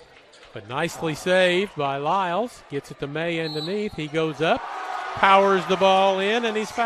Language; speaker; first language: English; native; English